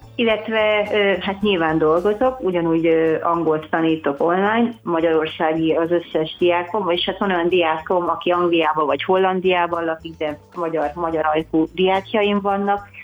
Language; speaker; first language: Hungarian; native; Hungarian